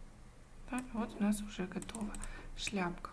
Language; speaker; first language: Russian; native; Russian